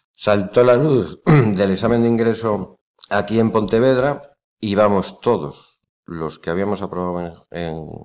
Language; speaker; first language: Spanish; native; Spanish